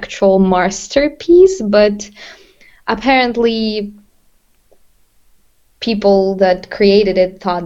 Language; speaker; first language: English; non-native, fluent; Russian